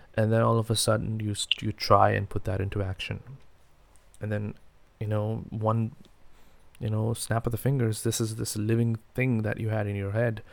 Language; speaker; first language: English; non-native, local second language; Hindi